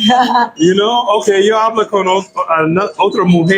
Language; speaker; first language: Spanish; non-native, learner; English